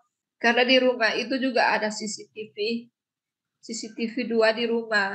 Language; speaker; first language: Indonesian; non-native, local second language; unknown